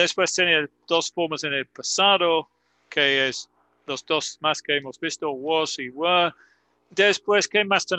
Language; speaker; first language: Spanish; non-native, fluent; English